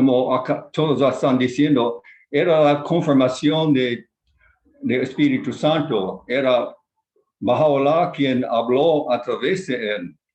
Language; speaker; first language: Spanish; non-native, fluent; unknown